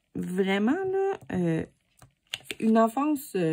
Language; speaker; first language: French; native; French